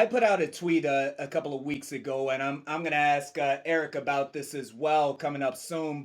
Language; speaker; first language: English; native; English